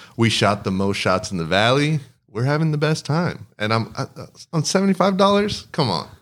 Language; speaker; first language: English; early bilingual, other home language; Spanish